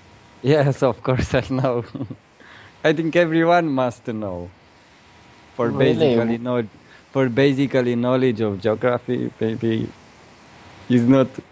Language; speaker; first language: English; non-native, learner; Romanian